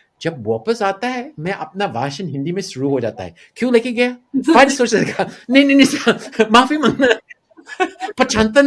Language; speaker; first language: Hindi; non-native, fluent; English